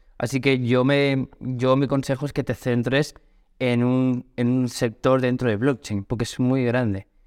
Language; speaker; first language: Spanish; early bilingual, other home language; Portuguese